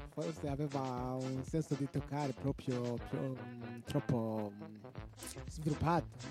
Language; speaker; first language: Italian; non-native, local second language; Rundi